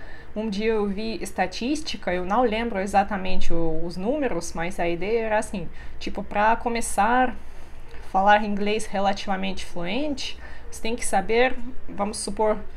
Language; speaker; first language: Portuguese; non-native, fluent; Russian